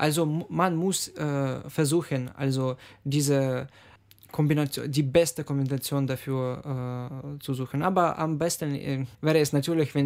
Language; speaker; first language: German; non-native, fluent; Ukrainian